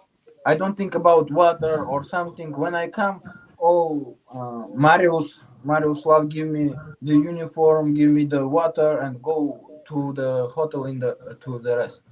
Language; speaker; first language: English; non-native, learner; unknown